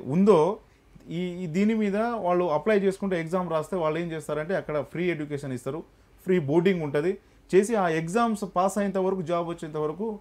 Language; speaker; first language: Telugu; non-native, local second language; Lambadi